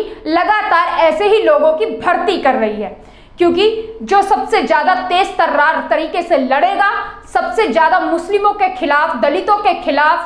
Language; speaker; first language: Hindi; native; Hindi